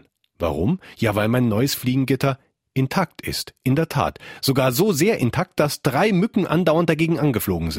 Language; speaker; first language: German; native; German